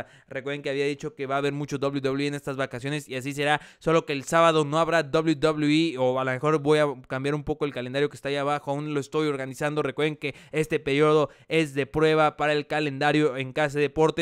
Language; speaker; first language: Spanish; native; Spanish